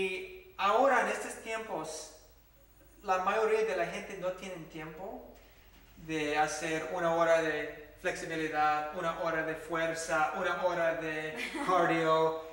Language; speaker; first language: Spanish; non-native, fluent; English